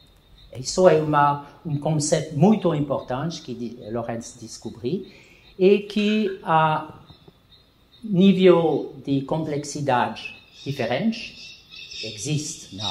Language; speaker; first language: Portuguese; non-native, learner; French